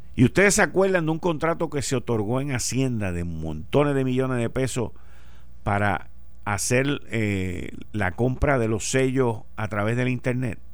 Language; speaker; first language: Spanish; native; Spanish